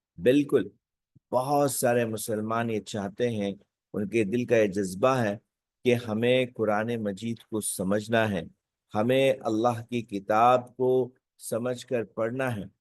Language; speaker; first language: Urdu; native; Urdu